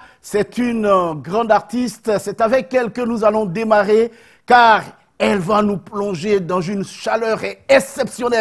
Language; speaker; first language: French; native; French